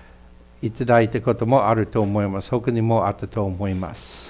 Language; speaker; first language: Japanese; non-native, fluent; English